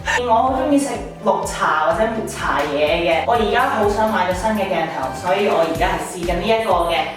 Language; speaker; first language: Cantonese; early bilingual, heritage; Cantonese